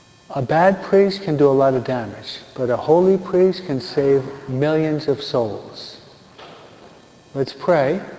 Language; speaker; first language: English; native; English